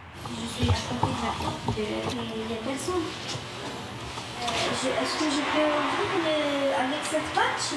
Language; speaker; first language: French; non-native, learner; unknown